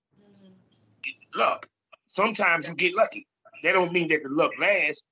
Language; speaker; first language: English; native; English